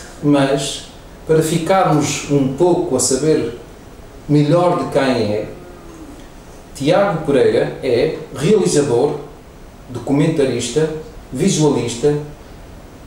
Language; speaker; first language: Portuguese; native; Portuguese